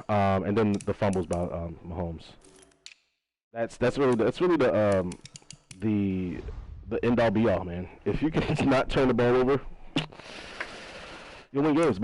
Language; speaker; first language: English; native; English